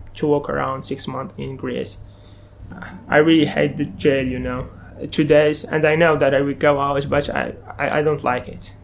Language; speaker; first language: English; non-native, fluent; Arabic